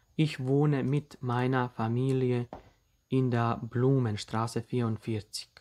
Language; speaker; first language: German; non-native, fluent; Bosnian